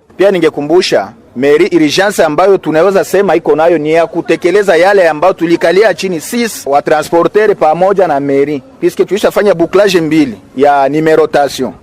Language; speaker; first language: Swahili; native; Swahili